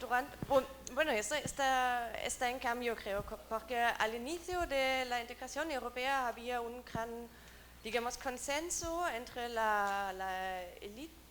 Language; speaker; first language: Spanish; non-native, learner; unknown